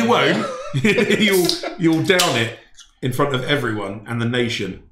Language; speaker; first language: English; native; English